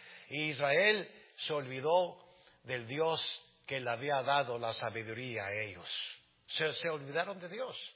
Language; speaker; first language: Spanish; native; Spanish